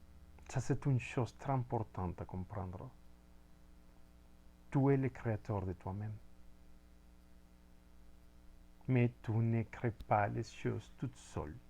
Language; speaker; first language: French; non-native, fluent; Spanish